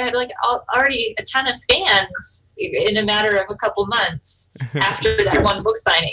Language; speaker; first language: English; non-native, fluent; German